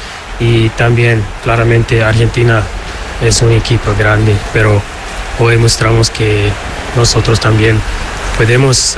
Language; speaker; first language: Spanish; non-native, learner; Portuguese